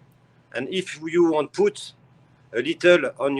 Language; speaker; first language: English; non-native, learner; French